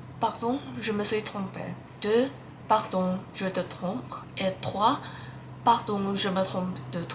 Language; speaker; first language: French; non-native, learner; Thai